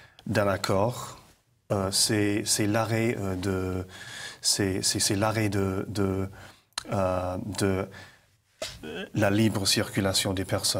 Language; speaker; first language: French; non-native, fluent; English